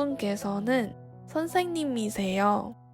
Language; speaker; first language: Korean; non-native, fluent; Chinese